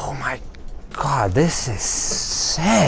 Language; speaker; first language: English; native; English